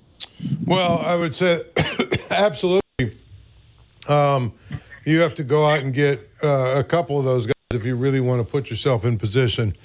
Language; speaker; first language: English; native; English